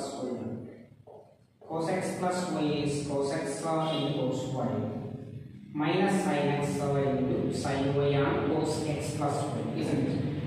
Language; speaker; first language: English; non-native, local second language; Malayalam